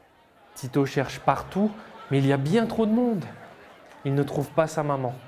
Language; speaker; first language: French; native; French